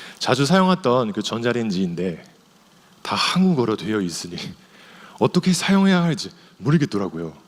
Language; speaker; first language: Korean; non-native, fluent; Chinese